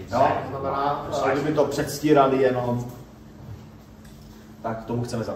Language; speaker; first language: Czech; native; Czech